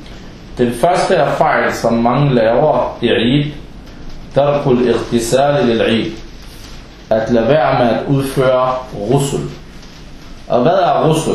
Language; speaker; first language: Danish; non-native, fluent; Arabic